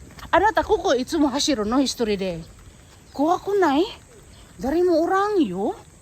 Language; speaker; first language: Japanese; non-native, fluent; Filipino